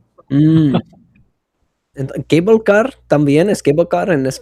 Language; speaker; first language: Spanish; non-native, fluent; English